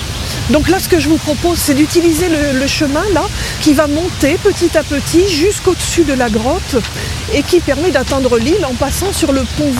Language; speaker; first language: French; native; French